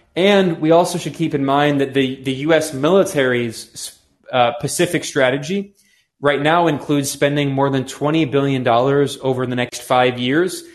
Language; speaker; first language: English; native; English